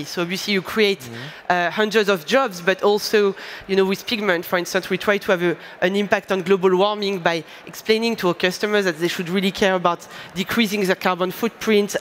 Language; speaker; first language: English; non-native, fluent; French